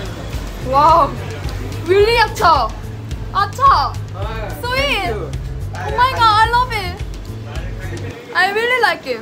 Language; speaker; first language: English; non-native, learner; Korean